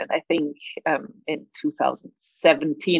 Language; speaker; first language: English; non-native, fluent; German